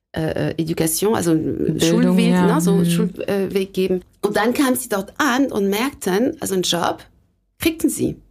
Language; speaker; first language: German; non-native, fluent; French